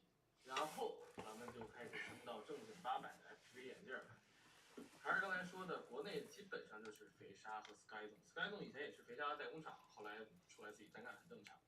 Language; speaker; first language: Chinese; native; Chinese